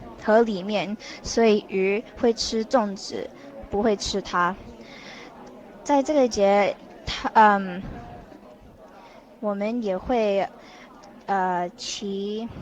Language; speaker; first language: Chinese; non-native, learner; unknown